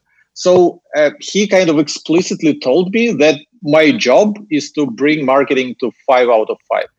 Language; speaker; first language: English; non-native, fluent; Russian